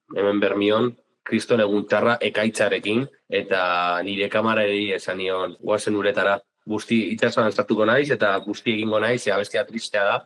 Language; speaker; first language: Basque; native; Basque